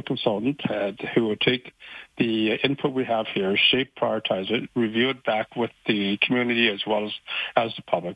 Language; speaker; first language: English; native; English